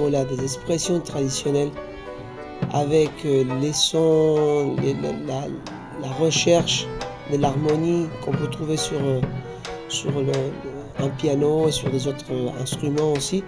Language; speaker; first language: French; non-native, fluent; Spanish